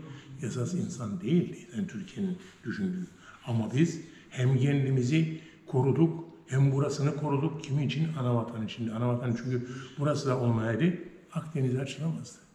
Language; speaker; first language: Turkish; native; Turkish